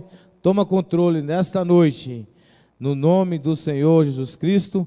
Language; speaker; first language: Portuguese; native; Portuguese